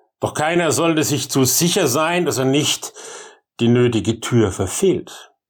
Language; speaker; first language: German; native; German